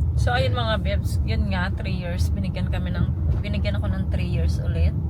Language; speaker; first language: Filipino; native; Filipino